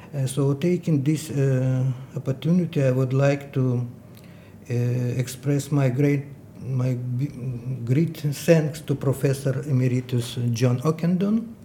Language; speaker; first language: English; non-native, fluent; Ukrainian